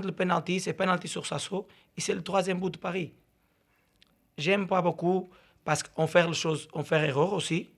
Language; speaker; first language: French; non-native, learner; Portuguese